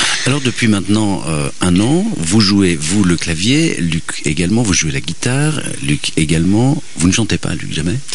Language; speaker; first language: French; native; French